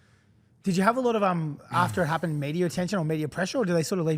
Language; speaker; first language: English; native; English